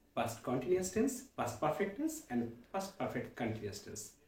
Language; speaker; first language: English; non-native, local second language; Bangla